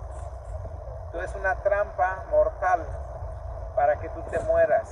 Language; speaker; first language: Spanish; native; Spanish